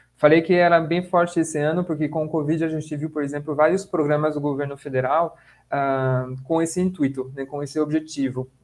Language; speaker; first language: Portuguese; non-native, fluent; French